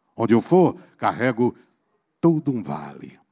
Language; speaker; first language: Portuguese; native; Portuguese